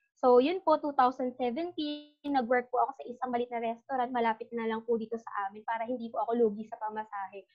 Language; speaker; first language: Filipino; native; Filipino